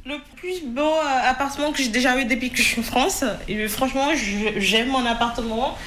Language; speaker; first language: French; non-native, fluent; Portuguese